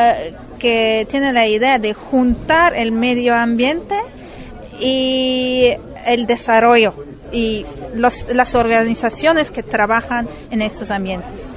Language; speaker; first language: Spanish; non-native, fluent; German